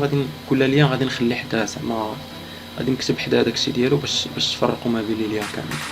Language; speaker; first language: Arabic; native; Arabic